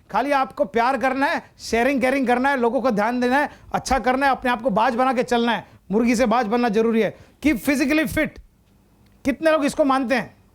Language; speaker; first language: Hindi; non-native, local second language; Malayalam